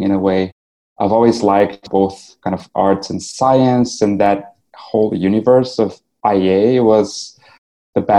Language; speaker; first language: English; non-native, fluent; Portuguese